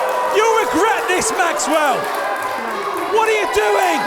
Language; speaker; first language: English; native; English